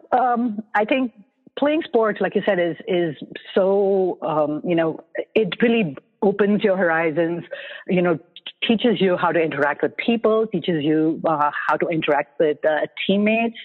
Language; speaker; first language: English; non-native, local second language; Bangla